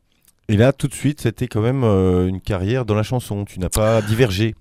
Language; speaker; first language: French; native; French